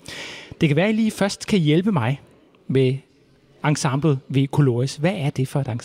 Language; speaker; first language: Danish; native; Danish